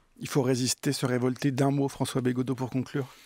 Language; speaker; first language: French; native; French